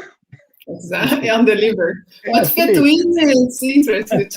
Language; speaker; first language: English; non-native, fluent; Portuguese